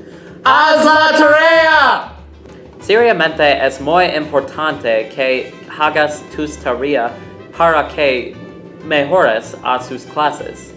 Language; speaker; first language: Spanish; non-native, learner; English